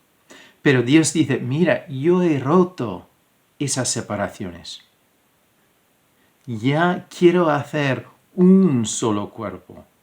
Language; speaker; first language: Spanish; non-native, fluent; English